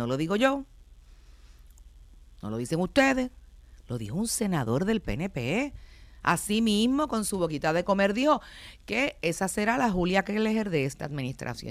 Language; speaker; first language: Spanish; native; Spanish